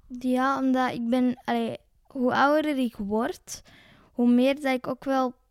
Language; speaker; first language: Dutch; native; Dutch